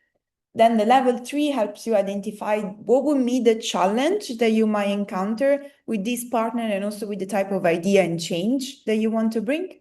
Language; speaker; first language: English; non-native, fluent; Italian